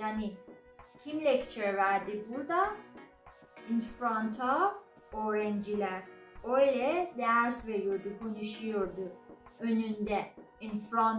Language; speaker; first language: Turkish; non-native, learner; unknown